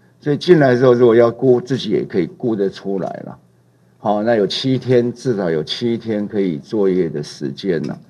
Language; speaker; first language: Chinese; native; Chinese